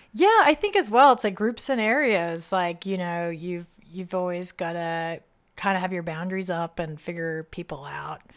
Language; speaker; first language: English; native; English